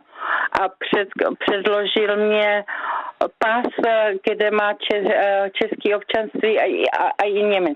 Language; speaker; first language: Czech; native; Czech